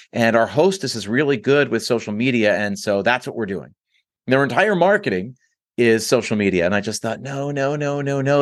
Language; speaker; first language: English; native; English